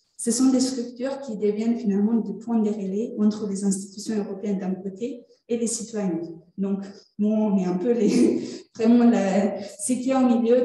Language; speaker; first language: French; non-native, fluent; Italian